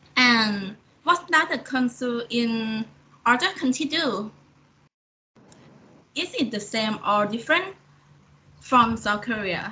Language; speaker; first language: English; non-native, fluent; Thai